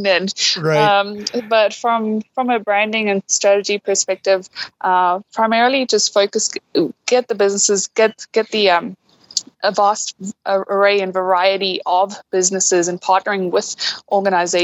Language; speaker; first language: English; native; English